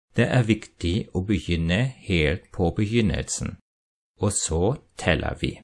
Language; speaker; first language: Norwegian; non-native, fluent; German